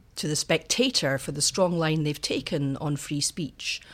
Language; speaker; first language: English; native; English